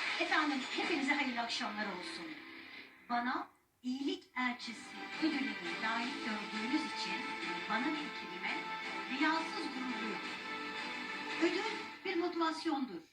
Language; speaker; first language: Turkish; native; Turkish